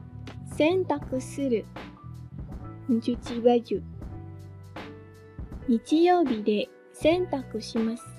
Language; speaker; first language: Japanese; non-native, fluent; Indonesian